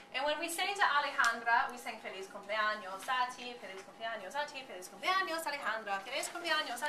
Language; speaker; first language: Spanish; non-native, fluent; English